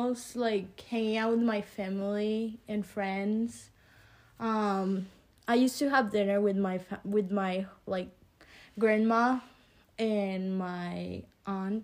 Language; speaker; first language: English; early bilingual, other home language; Spanish